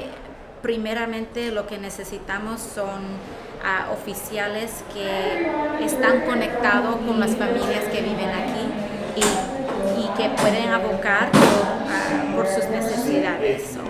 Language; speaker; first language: Spanish; early bilingual, heritage; Spanish